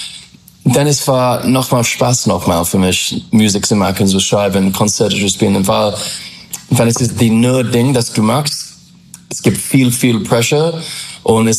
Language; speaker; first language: German; non-native, fluent; English